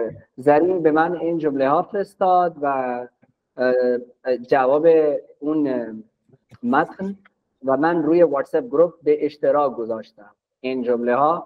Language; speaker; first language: Persian; non-native, fluent; Urdu